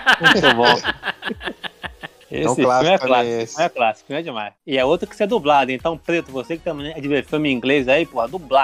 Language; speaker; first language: Portuguese; native; Portuguese